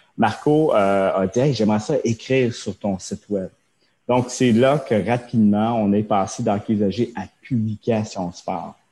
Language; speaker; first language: French; early bilingual, other home language; Japanese